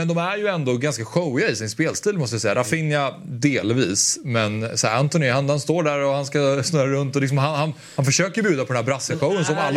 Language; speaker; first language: Swedish; native; Swedish